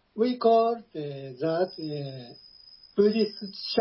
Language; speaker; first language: English; non-native, learner; Japanese